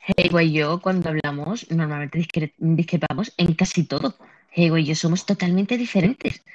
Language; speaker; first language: Spanish; native; Spanish